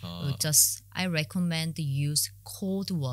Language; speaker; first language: English; non-native, learner; Korean